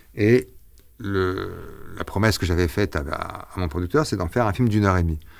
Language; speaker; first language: French; early bilingual, other home language; Arabic